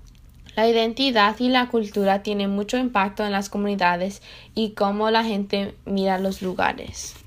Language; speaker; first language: Spanish; non-native, learner; English